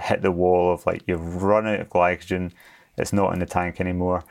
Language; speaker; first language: English; native; English